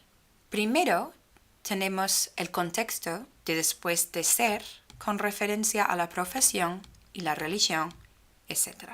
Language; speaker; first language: Spanish; non-native, fluent; English